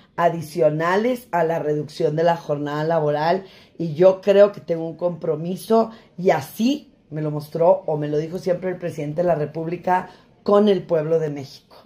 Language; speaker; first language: Spanish; native; Spanish